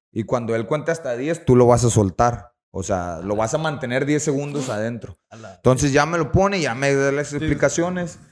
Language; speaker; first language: Spanish; native; Spanish